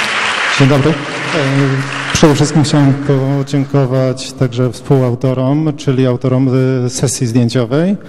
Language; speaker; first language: Polish; native; Polish